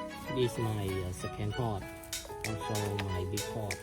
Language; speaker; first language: English; non-native, learner; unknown